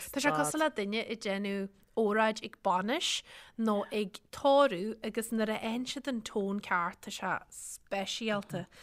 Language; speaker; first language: Irish; native; Irish